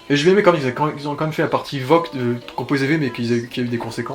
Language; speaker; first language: French; native; French